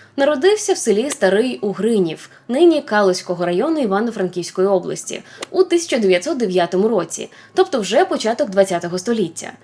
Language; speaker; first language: Ukrainian; non-native, local second language; Russian